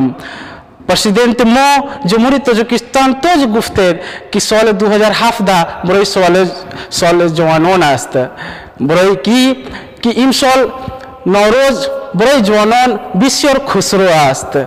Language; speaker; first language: Persian; non-native, learner; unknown